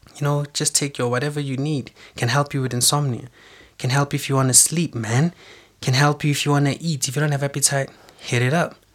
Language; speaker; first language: English; non-native, local second language; Zulu